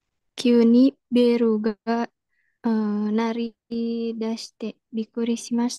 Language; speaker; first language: Japanese; non-native, learner; Indonesian